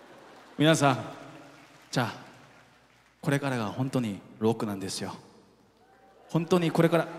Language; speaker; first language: Japanese; non-native, fluent; Korean